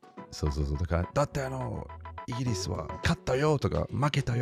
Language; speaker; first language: Japanese; non-native, fluent; English